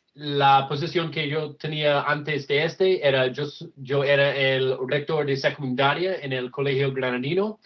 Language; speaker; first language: Spanish; non-native, fluent; English